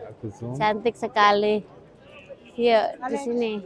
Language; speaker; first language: Indonesian; native; Indonesian